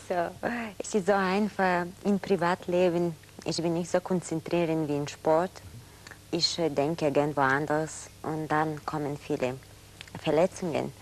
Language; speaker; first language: German; non-native, fluent; Bulgarian